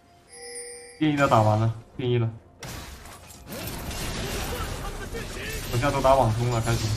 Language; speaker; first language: Chinese; native; Chinese